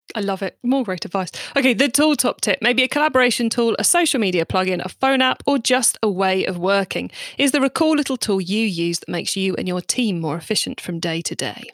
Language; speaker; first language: English; native; English